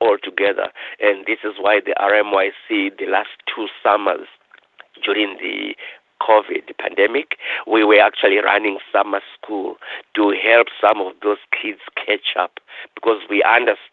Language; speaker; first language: English; non-native, local second language; Shona